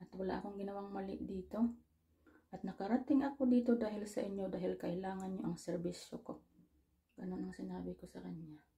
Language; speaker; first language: Filipino; native; Filipino